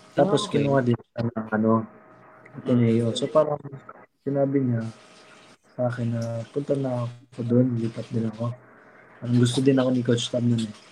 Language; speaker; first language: Filipino; early bilingual, heritage; Filipino